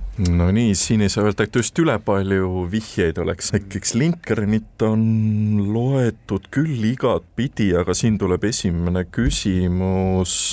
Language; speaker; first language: Estonian; native; Estonian